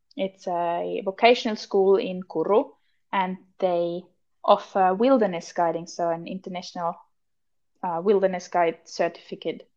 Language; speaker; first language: English; non-native, fluent; German